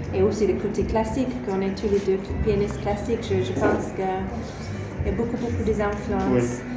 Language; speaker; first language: French; non-native, fluent; English